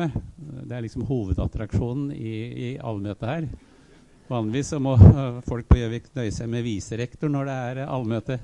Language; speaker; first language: Norwegian; native; Norwegian